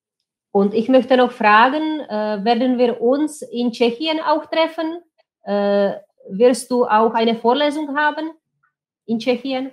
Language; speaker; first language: German; non-native, fluent; Czech